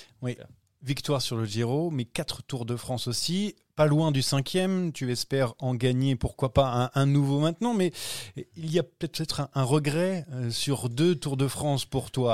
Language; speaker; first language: French; native; French